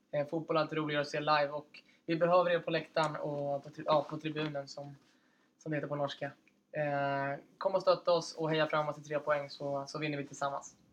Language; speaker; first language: Swedish; native; Swedish